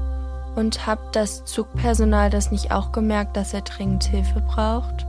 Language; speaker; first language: German; native; German